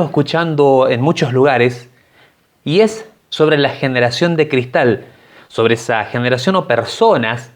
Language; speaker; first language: Spanish; native; Spanish